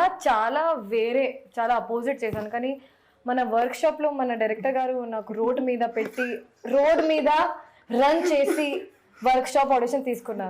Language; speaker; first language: Telugu; non-native, fluent; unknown